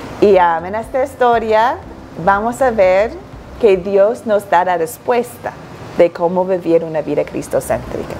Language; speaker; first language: Spanish; non-native, fluent; English